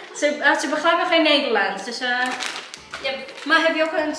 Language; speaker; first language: Dutch; non-native, learner; Waray